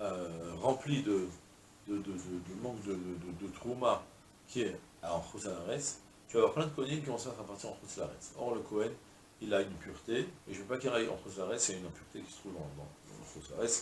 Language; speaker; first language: French; native; French